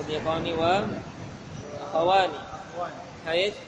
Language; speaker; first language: Arabic; non-native, fluent; Indonesian